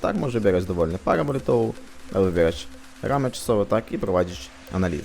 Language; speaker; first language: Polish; non-native, fluent; Ukrainian